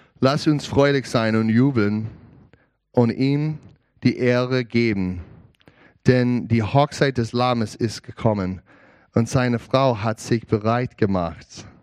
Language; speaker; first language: German; non-native, learner; English